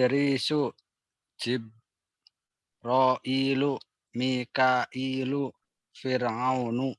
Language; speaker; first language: Arabic; non-native, learner; Indonesian